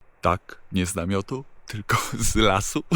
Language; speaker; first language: Polish; native; Polish